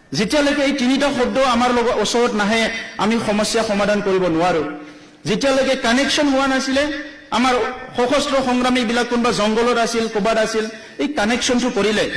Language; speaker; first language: Assamese; non-native, local second language; Bodo